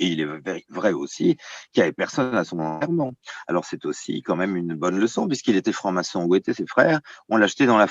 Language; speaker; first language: French; native; French